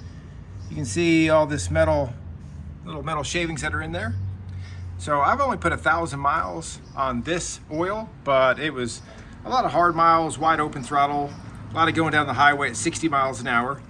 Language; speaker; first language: English; native; English